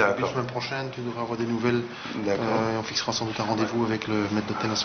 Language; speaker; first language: French; native; French